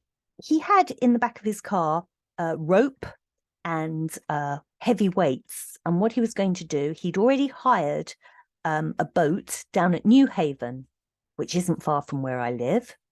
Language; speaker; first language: English; native; English